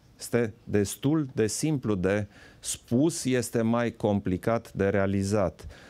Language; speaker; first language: Romanian; non-native, local second language; German